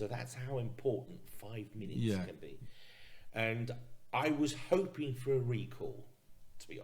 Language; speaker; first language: English; native; English